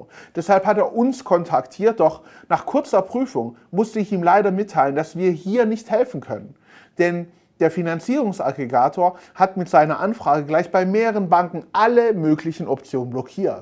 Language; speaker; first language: German; native; German